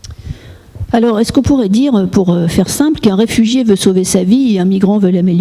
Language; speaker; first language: French; native; French